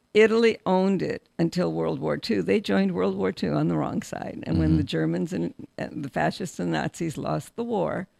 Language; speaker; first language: English; early bilingual, other home language; Russian